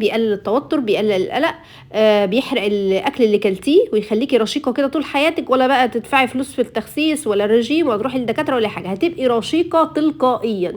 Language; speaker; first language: Arabic; native; Arabic